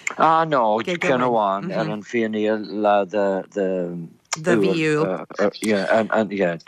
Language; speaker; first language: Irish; non-native, local second language; English